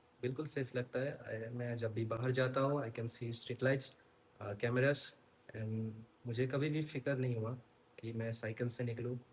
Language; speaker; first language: Hindi; non-native, local second language; Assamese